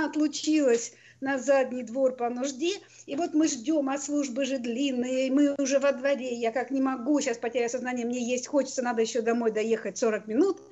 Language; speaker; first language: Russian; native; Russian